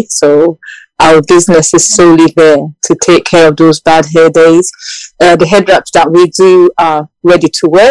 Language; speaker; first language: English; non-native, local second language; Yoruba